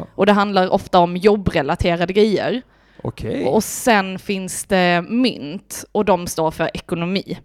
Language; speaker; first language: Swedish; native; Swedish